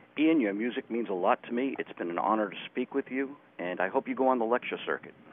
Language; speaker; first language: English; native; English